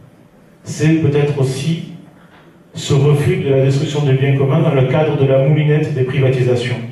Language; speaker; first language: French; native; French